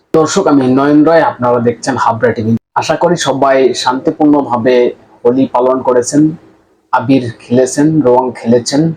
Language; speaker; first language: Bangla; native; Bangla